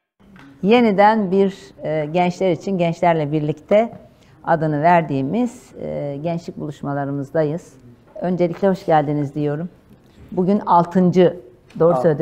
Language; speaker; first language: Turkish; native; Turkish